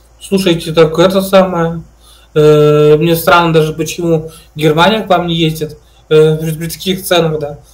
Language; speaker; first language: Russian; native; Russian